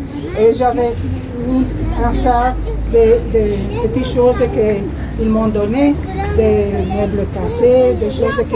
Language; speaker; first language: French; non-native, learner; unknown